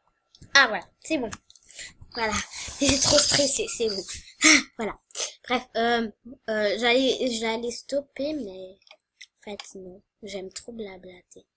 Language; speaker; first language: French; native; French